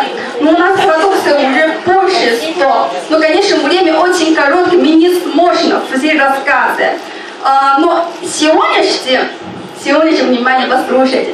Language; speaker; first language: Russian; non-native, learner; Chinese